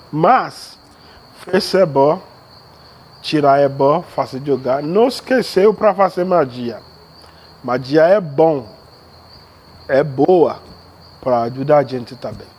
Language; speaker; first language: Portuguese; non-native, learner; Yoruba